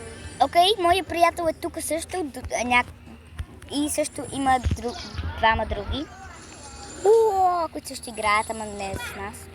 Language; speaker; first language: Bulgarian; early bilingual, heritage; Bulgarian